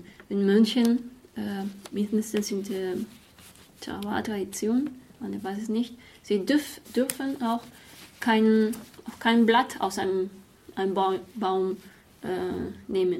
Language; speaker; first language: German; non-native, fluent; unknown